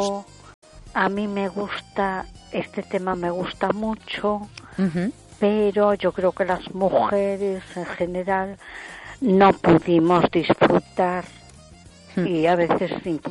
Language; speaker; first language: Spanish; native; Spanish